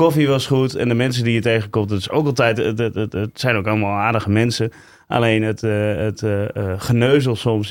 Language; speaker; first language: Dutch; native; Dutch